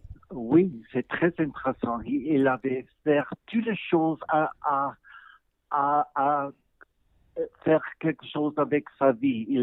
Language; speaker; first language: French; non-native, learner; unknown